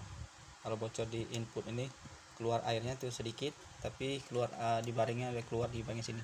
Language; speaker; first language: Indonesian; native; Indonesian